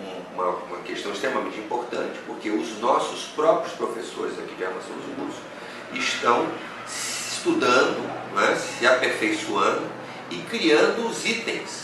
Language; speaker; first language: Portuguese; native; Portuguese